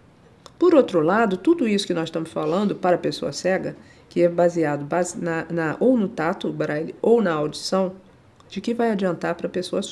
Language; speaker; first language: Portuguese; native; Portuguese